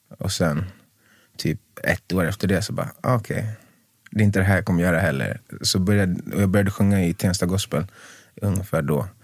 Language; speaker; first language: Swedish; native; Swedish